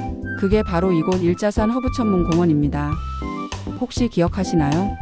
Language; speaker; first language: Korean; native; Korean